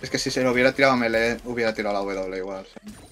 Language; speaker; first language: Spanish; native; Spanish